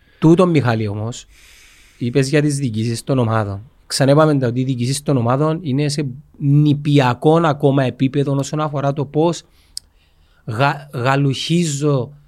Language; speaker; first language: Greek; native; Greek